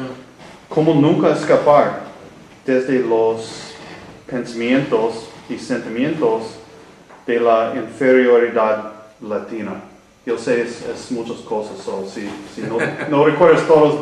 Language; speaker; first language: Spanish; non-native, learner; English